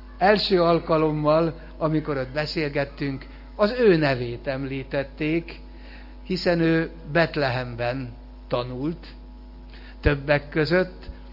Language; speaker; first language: Hungarian; native; Hungarian